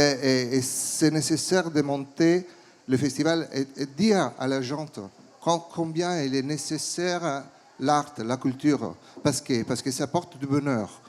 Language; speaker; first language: French; non-native, fluent; Italian